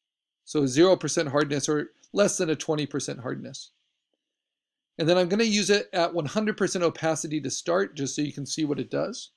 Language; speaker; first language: English; native; English